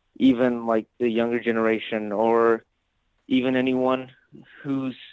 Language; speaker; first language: English; native; English